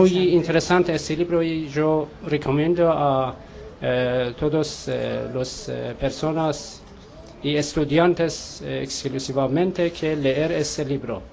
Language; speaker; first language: Spanish; non-native, learner; Persian